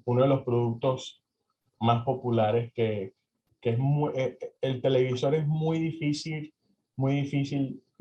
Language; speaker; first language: Spanish; early bilingual, heritage; Spanish